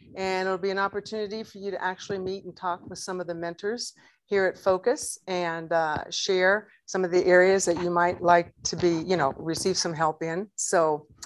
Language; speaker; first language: English; native; English